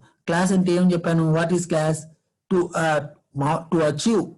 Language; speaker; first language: Telugu; native; Telugu